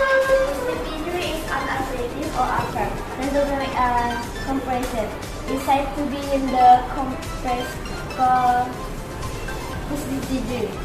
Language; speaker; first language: English; non-native, learner; Indonesian